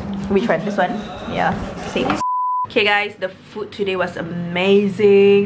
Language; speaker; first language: English; non-native, local second language; Malay